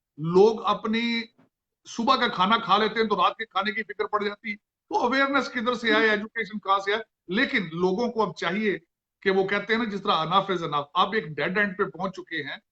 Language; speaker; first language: Urdu; non-native, local second language; Punjabi